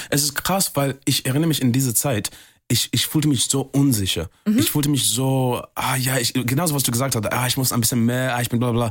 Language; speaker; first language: German; non-native, fluent; English